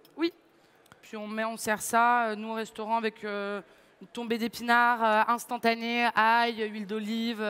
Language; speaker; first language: French; native; French